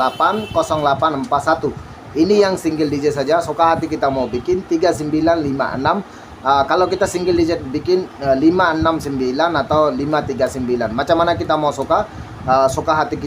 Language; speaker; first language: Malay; non-native, learner; Bangla